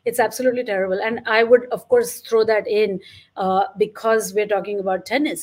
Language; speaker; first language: English; non-native, local second language; Marathi